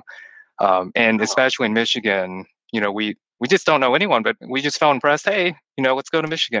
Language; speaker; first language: English; early bilingual, other home language; Chinese